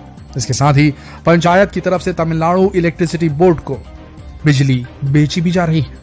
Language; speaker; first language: Hindi; native; Hindi